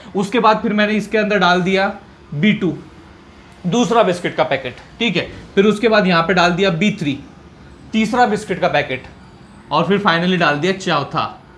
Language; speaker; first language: Hindi; non-native, local second language; Marathi